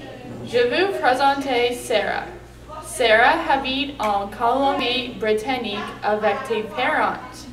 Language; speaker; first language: French; non-native, learner; English